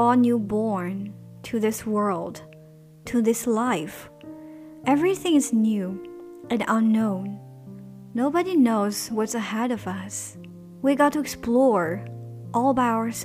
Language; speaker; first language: English; non-native, fluent; Chinese